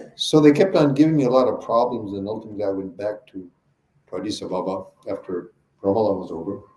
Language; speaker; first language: English; native; English